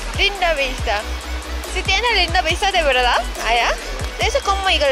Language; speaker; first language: Spanish; non-native, learner; Korean